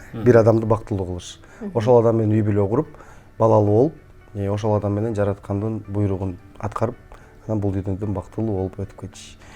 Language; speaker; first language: Kyrgyz; native; Kyrgyz